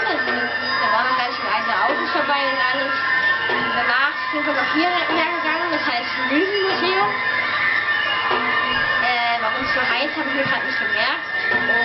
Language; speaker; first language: German; native; German